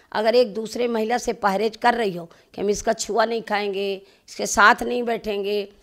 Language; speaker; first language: Hindi; native; Hindi